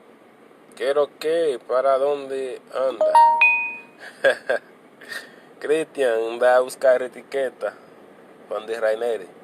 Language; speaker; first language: Spanish; non-native, learner; Haitian Creole